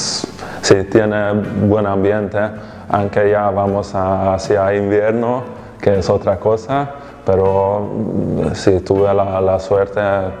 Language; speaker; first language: Spanish; non-native, fluent; Hungarian